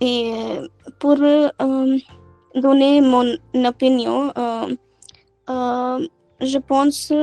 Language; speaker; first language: French; non-native, learner; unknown